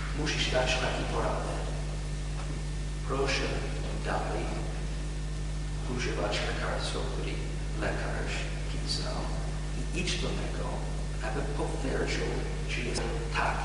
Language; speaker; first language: Polish; non-native, learner; English